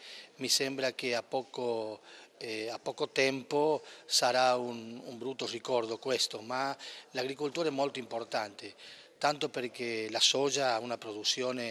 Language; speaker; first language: Italian; non-native, fluent; Spanish